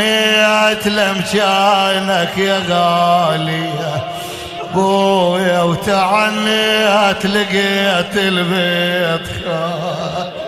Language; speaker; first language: Arabic; native; Arabic